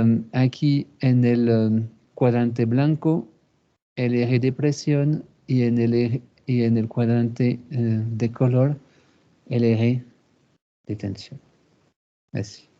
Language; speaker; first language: Spanish; non-native, fluent; French